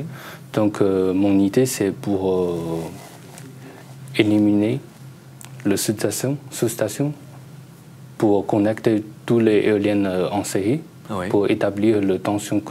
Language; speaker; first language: French; non-native, learner; Chinese